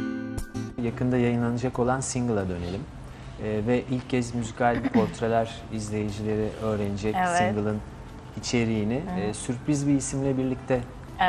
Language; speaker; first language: Turkish; native; Turkish